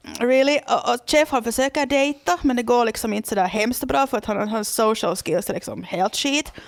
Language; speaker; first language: Swedish; native; Swedish